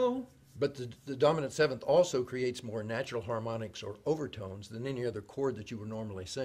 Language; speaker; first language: English; native; English